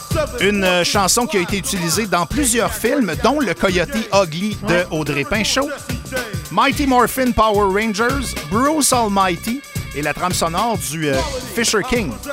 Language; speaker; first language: French; native; French